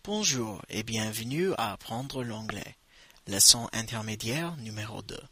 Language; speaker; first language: French; non-native, fluent; English